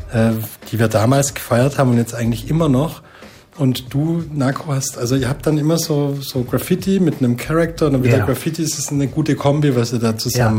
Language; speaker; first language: German; native; German